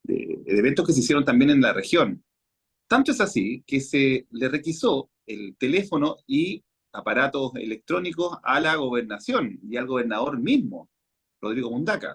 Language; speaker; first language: Spanish; native; Spanish